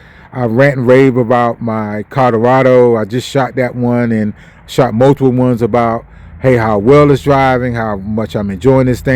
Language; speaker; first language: English; native; English